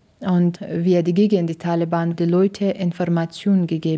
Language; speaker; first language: German; non-native, learner; Persian